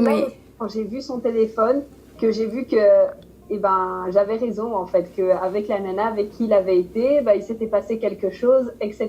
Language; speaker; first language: French; native; French